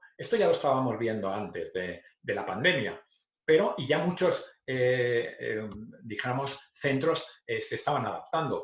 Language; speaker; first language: Spanish; native; Spanish